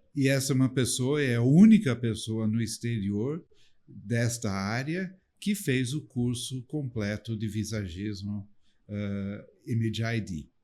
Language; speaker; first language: Portuguese; early bilingual, other home language; English